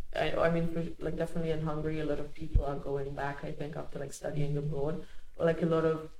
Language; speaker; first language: English; early bilingual, other home language; Hungarian